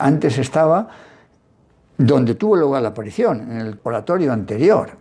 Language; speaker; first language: Spanish; native; Spanish